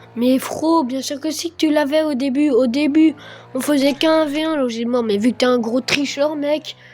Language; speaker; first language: French; native; French